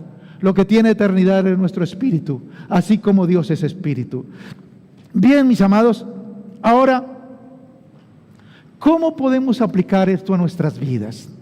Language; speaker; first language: Spanish; native; Spanish